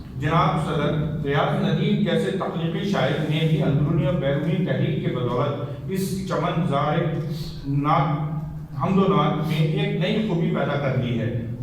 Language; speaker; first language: Urdu; native; Urdu